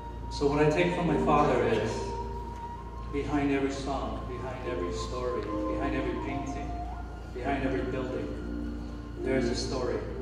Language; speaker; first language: English; early bilingual, other home language; Chinese